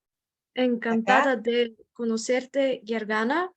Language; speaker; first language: Spanish; non-native, learner; Bulgarian